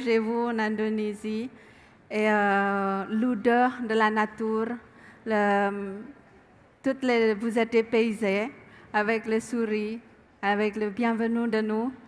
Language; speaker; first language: French; non-native, learner; Indonesian